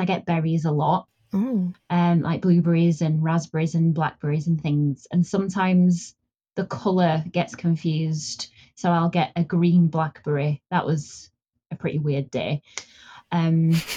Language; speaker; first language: English; native; English